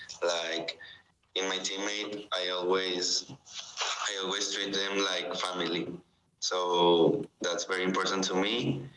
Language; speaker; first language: English; non-native, learner; Spanish